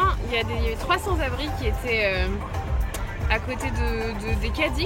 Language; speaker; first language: French; native; French